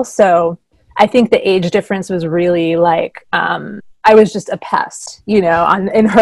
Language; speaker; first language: English; native; English